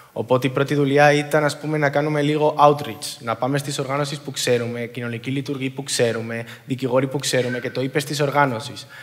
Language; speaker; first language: Greek; non-native, fluent; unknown